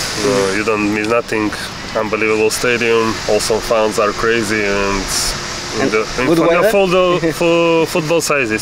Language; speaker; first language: English; non-native, learner; Slovak